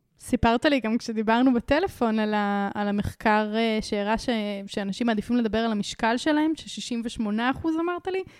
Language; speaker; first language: Hebrew; native; Hebrew